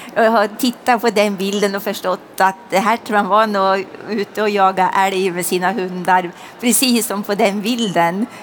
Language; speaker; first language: Swedish; native; Swedish